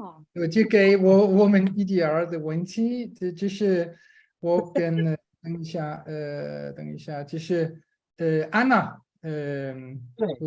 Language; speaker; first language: Chinese; non-native, learner; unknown